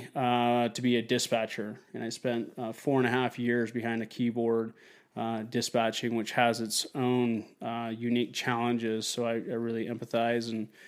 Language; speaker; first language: English; native; English